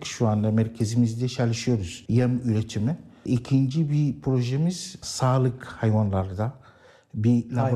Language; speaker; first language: Turkish; non-native, learner; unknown